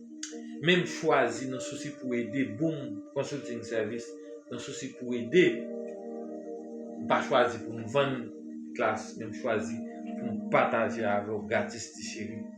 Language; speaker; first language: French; non-native, learner; Haitian Creole